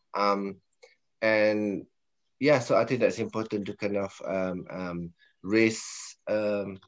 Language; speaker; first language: English; non-native, local second language; Malay